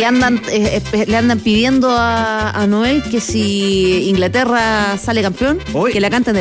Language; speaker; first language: Spanish; native; Spanish